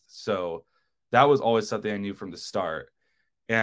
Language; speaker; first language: English; native; English